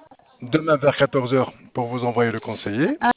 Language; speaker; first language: French; non-native, local second language; Arabic